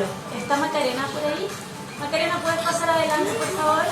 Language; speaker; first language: Spanish; native; Spanish